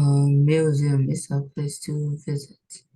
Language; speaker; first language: English; non-native, learner; Vietnamese